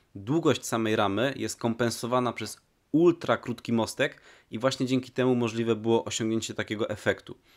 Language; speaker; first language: Polish; native; Polish